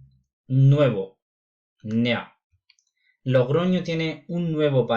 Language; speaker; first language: Spanish; non-native, fluent; Urdu